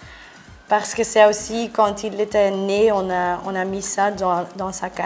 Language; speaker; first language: French; non-native, local second language; Dutch